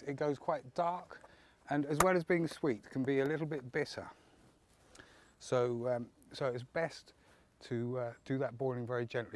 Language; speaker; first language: English; native; English